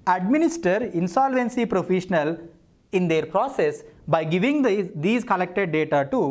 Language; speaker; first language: English; non-native, local second language; Telugu